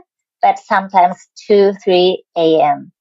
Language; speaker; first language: English; non-native, learner; Japanese